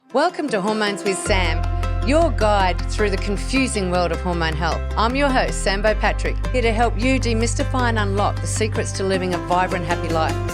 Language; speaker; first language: English; native; English